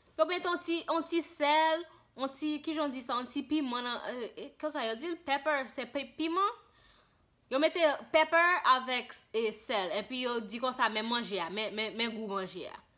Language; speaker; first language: Haitian Creole; early bilingual, heritage; Haitian Creole